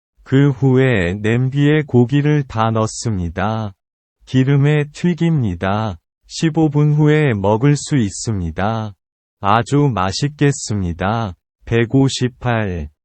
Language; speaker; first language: Korean; non-native, learner; Vietnamese